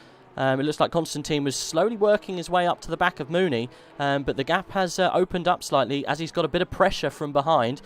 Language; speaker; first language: English; native; English